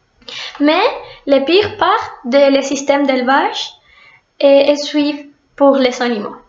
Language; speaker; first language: French; non-native, fluent; Spanish